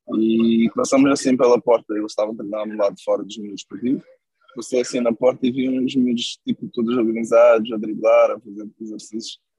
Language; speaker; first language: Portuguese; non-native, local second language; Kabuverdianu